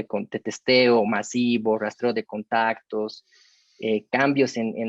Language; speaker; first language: Spanish; native; Spanish